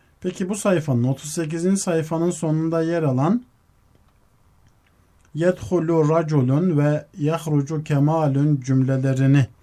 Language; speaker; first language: Turkish; native; Turkish